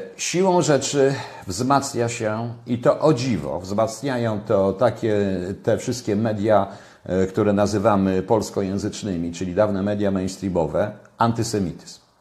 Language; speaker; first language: Polish; native; Polish